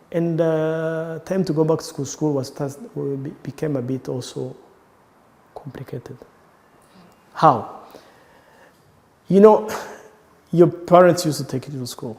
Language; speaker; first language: English; non-native, local second language; Kinyarwanda